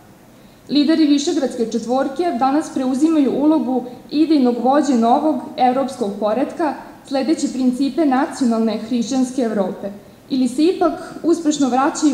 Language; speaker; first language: Serbian; native; Serbian